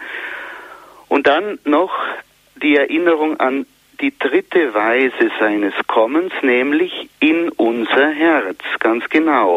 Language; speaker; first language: German; native; German